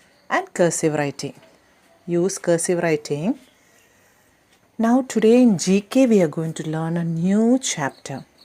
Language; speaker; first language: English; non-native, local second language; Malayalam